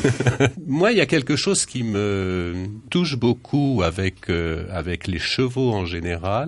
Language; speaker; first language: French; native; French